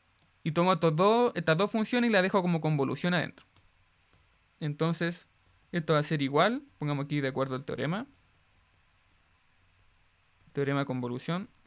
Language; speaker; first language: Spanish; native; Spanish